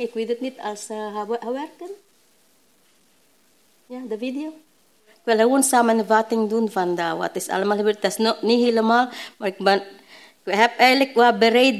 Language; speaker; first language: Dutch; non-native, learner; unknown